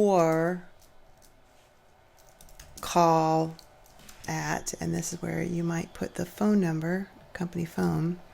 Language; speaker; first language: English; native; English